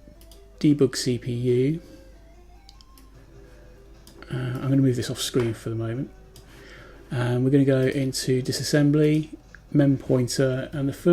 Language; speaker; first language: English; native; English